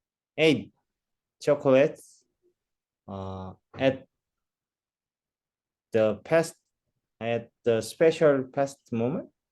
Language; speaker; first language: English; non-native, learner; Korean